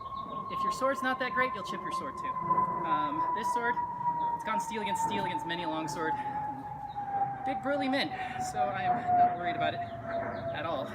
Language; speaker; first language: English; native; English